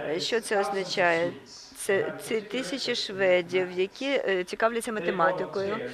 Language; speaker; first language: Ukrainian; non-native, fluent; Swedish